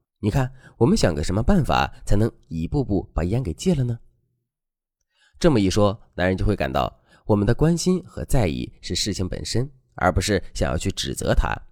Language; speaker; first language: Chinese; native; Chinese